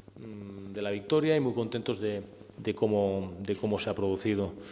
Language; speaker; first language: Spanish; non-native, local second language; Catalan